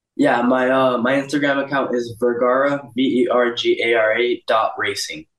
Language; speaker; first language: English; early bilingual, other home language; Portuguese